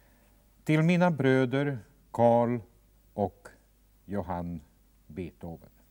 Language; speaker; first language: Swedish; non-native, fluent; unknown